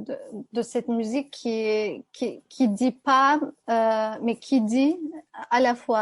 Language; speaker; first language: French; non-native, fluent; Turkish